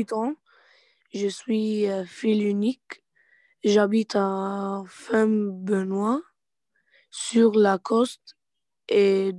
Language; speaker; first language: French; non-native, learner; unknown